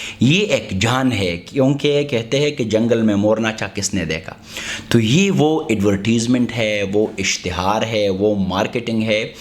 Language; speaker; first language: Urdu; non-native, local second language; Pashto